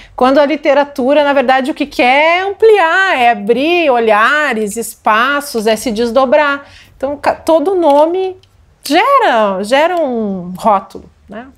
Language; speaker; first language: Portuguese; native; Portuguese